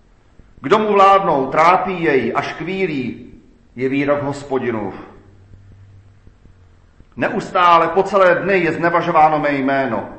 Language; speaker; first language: Czech; native; Czech